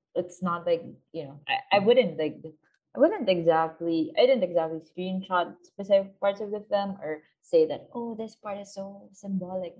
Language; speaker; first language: English; non-native, local second language; Filipino